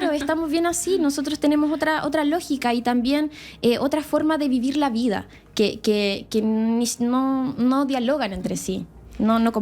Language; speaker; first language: Spanish; native; Spanish